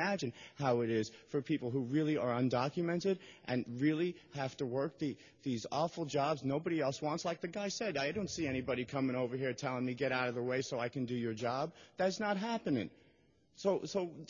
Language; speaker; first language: English; non-native, fluent; Russian